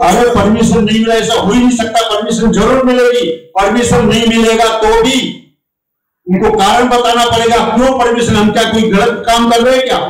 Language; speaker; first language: Hindi; non-native, local second language; Marathi